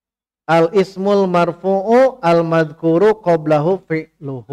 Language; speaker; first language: Arabic; non-native, learner; Indonesian